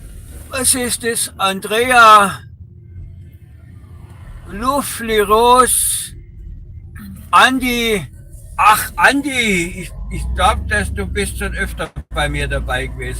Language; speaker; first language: German; native; German